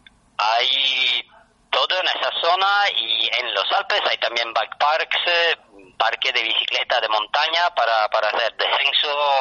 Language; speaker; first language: Spanish; non-native, fluent; Italian